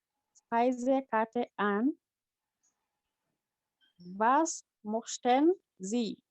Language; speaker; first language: German; non-native, learner; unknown